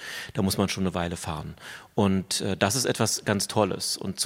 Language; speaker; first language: German; native; German